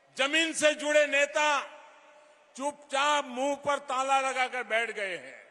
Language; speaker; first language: Hindi; non-native, local second language; Gujarati